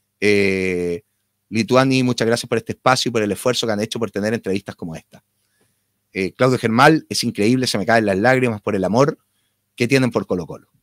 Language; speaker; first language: Spanish; native; Spanish